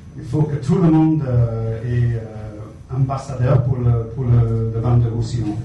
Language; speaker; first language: French; non-native, fluent; English